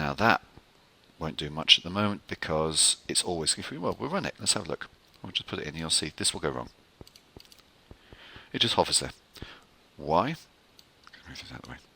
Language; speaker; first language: English; native; English